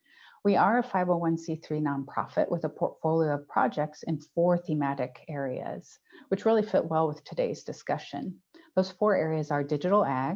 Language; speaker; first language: English; native; English